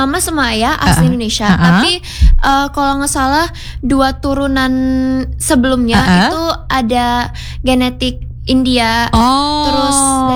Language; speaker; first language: Indonesian; non-native, local second language; English